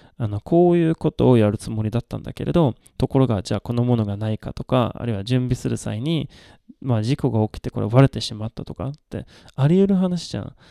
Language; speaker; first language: Japanese; non-native, fluent; Swedish